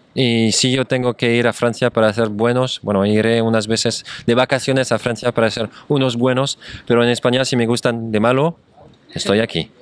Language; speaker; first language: Spanish; non-native, fluent; French